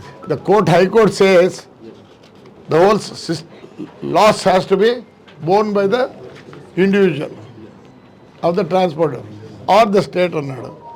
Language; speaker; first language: English; non-native, local second language; Telugu